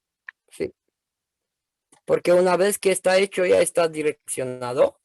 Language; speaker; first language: Spanish; non-native, fluent; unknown